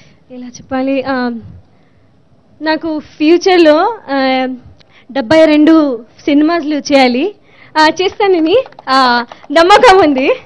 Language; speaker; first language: Telugu; non-native, learner; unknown